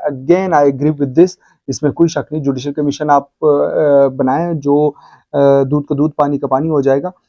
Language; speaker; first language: Urdu; non-native, local second language; Pashto